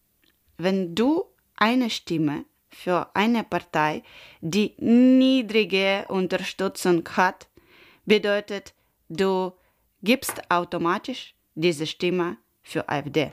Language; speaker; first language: German; non-native, learner; Ukrainian